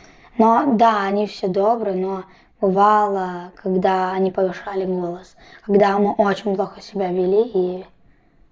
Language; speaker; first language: Russian; early bilingual, heritage; Russian